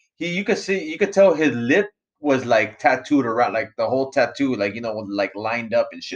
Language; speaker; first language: English; early bilingual, other home language; Spanish